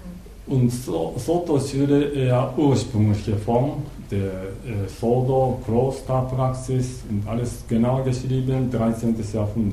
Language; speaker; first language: German; non-native, learner; Japanese